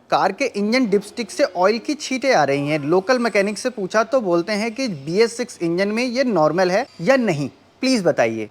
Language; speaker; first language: Hindi; native; Hindi